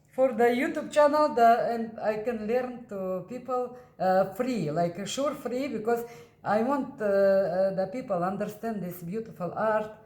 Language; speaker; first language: English; non-native, learner; Russian